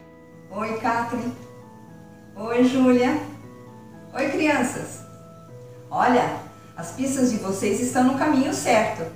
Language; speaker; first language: Portuguese; native; Portuguese